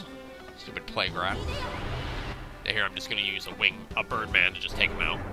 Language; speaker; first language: English; native; English